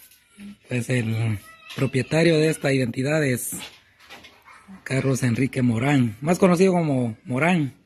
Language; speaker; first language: Spanish; native; Spanish